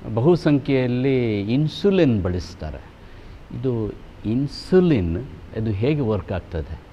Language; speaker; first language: Kannada; non-native, local second language; Konkani